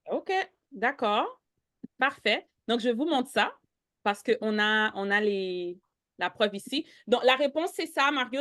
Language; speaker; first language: French; native; French